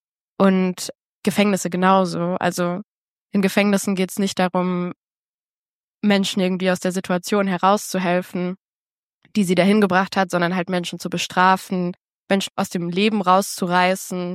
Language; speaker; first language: German; native; German